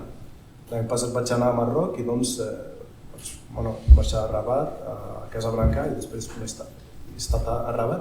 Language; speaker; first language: Catalan; non-native, fluent; Berber languages